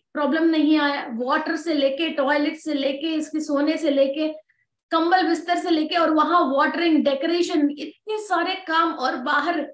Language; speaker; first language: Hindi; non-native, local second language; Telugu